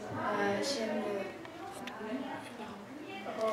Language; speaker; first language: French; non-native, learner; Russian